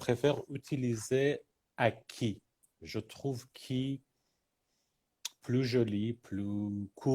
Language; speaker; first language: French; non-native, fluent; Persian